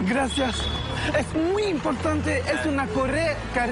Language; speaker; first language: Spanish; non-native, learner; French